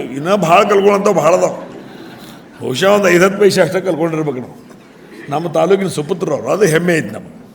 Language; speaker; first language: Kannada; native; Kannada